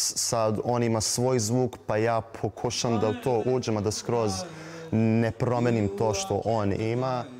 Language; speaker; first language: Serbian; native; Serbian